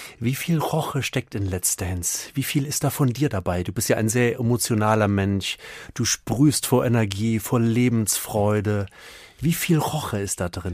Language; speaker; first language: German; native; German